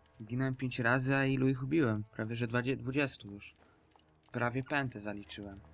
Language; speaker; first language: Polish; native; Polish